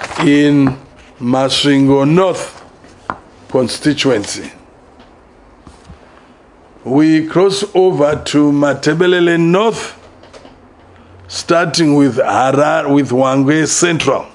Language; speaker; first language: English; non-native, local second language; Shona